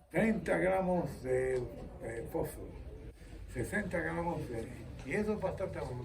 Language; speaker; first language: Spanish; non-native, fluent; Hebrew